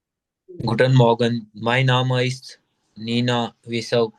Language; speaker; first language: German; non-native, learner; Hindi